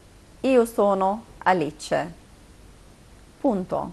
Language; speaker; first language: Italian; non-native, fluent; Arabic